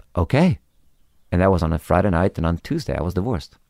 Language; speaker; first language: English; early bilingual, other home language; Hebrew